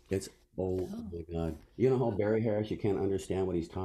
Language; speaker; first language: English; native; English